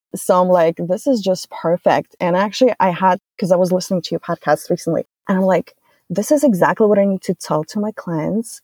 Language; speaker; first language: English; non-native, fluent; Russian